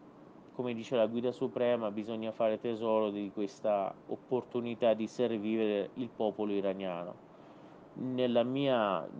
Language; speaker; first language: Italian; non-native, fluent; Persian